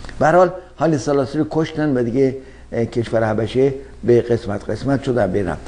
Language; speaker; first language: Persian; native; Persian